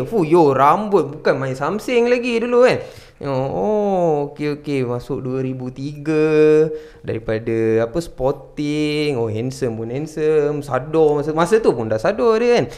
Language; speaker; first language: Malay; non-native, local second language; Tamil